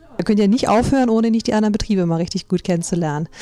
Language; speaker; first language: German; native; German